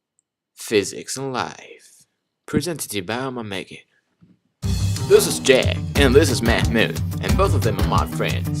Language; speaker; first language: English; non-native, fluent; Arabic